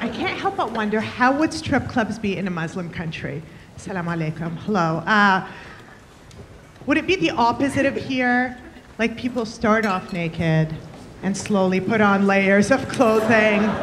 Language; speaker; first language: English; early bilingual, other home language; French